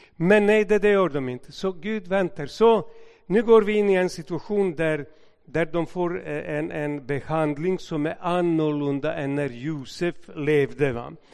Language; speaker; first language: Swedish; non-native, fluent; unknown